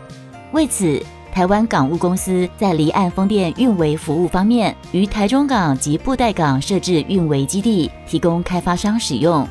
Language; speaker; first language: Chinese; native; Chinese